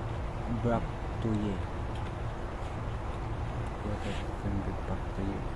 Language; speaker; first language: English; non-native, learner; Filipino